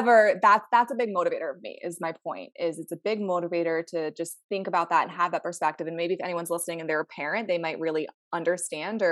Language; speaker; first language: English; native; English